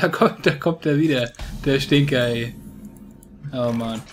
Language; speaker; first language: German; native; German